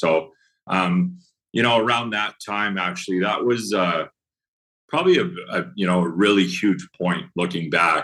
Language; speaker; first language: English; native; English